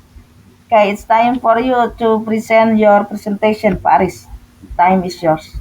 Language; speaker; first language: English; non-native, fluent; Indonesian